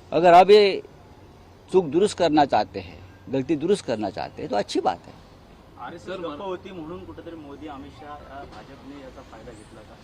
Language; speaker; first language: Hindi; non-native, local second language; Marathi